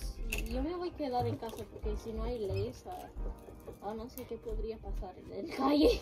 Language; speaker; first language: Spanish; early bilingual, heritage; Spanish